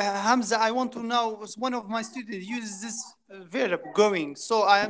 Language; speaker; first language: English; non-native, fluent; Kurdish